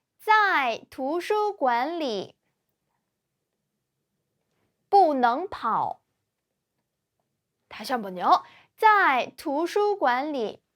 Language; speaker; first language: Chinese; non-native, fluent; Korean